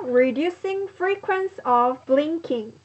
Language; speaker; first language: English; non-native, learner; Korean